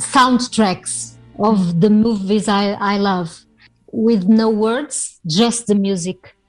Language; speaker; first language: English; non-native, fluent; Portuguese